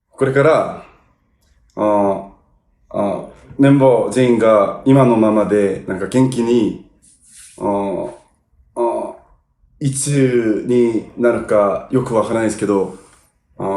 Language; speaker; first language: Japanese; non-native, learner; Korean